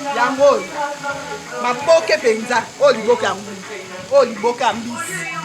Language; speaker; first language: Lingala; non-native, local second language; Mongo